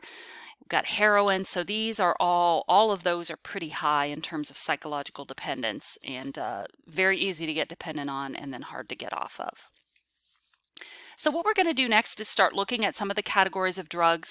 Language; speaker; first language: English; native; English